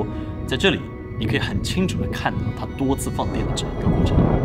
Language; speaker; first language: Chinese; native; Chinese